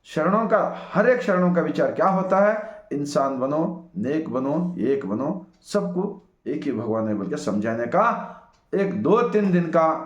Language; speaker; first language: Hindi; non-native, local second language; Kannada